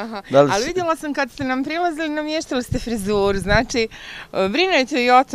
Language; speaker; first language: Croatian; native; Croatian